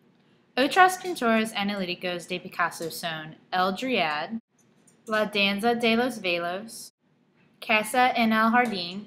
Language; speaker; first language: Spanish; non-native, learner; English